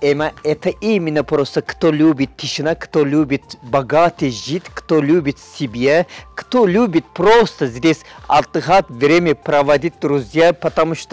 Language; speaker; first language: Russian; non-native, fluent; Turkish